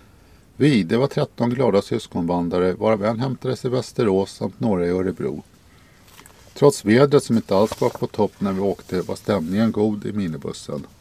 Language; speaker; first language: Swedish; native; Swedish